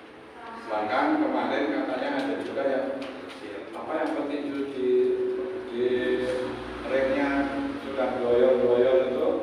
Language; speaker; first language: Indonesian; non-native, local second language; Javanese